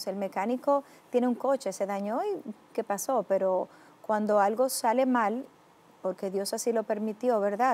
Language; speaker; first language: Spanish; native; Spanish